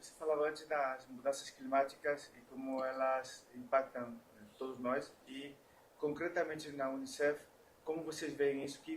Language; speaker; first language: Portuguese; non-native, fluent; Spanish